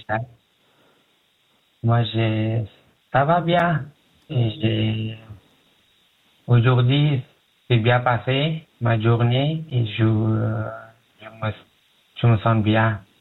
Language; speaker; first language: French; non-native, learner; Pashto